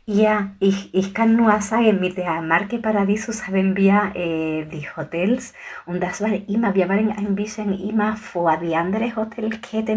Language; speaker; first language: German; non-native, fluent; Spanish